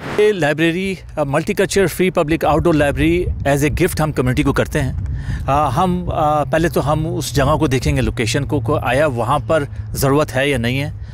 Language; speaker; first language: Urdu; native; Urdu